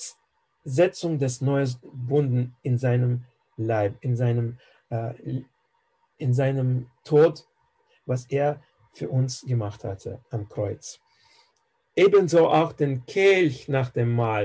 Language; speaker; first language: German; non-native, fluent; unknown